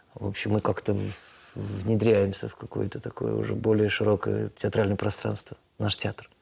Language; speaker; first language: Russian; non-native, local second language; Tatar